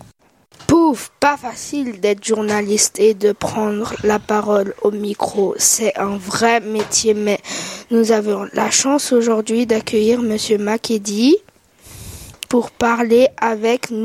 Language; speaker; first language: French; native; French